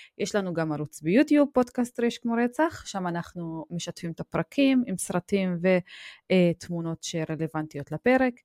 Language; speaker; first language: Hebrew; non-native, local second language; Arabic